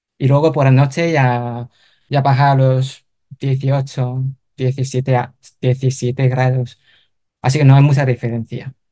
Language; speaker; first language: Spanish; non-native, fluent; Cantonese